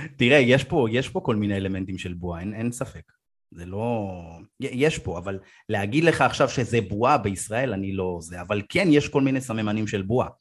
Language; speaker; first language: Hebrew; early bilingual, other home language; Amharic